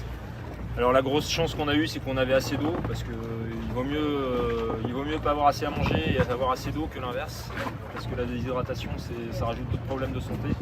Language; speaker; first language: French; native; French